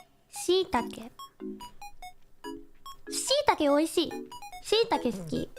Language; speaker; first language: Japanese; non-native, learner; English